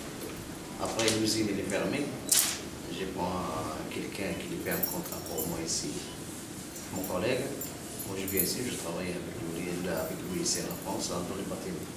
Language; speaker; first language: French; non-native, learner; Arabic